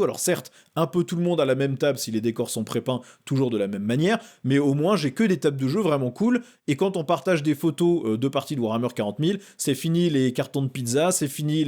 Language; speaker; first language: French; native; French